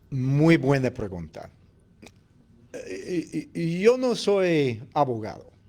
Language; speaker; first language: Spanish; non-native, fluent; English